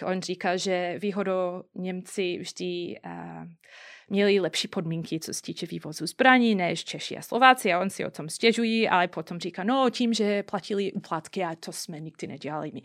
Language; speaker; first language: Czech; non-native, fluent; English